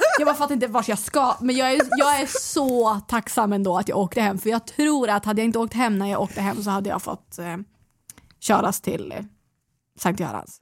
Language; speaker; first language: Swedish; native; Swedish